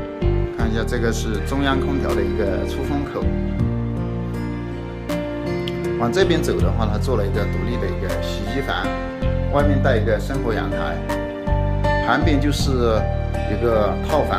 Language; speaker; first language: Chinese; native; Chinese